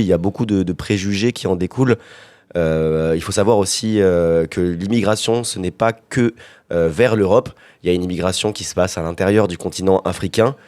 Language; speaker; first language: French; native; French